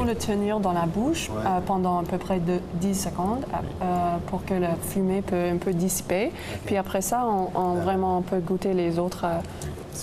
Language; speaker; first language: French; non-native, local second language; English